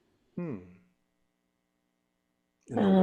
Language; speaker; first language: English; native; English